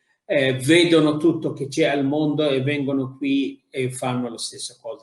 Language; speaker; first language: Italian; non-native, fluent; Arabic